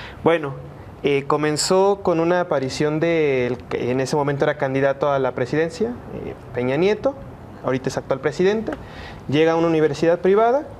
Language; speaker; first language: Spanish; native; Spanish